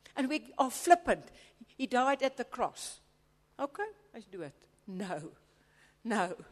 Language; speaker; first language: English; non-native, local second language; Afrikaans